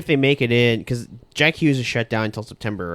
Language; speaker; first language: English; native; English